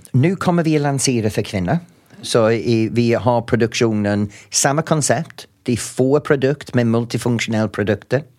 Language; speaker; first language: Swedish; non-native, fluent; English